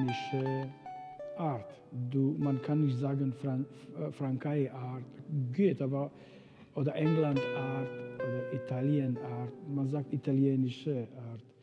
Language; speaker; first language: German; non-native, fluent; Romany